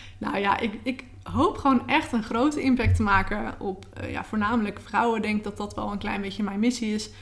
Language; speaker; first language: Dutch; native; Dutch